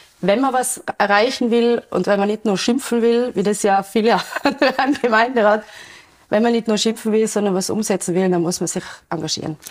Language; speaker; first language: German; native; German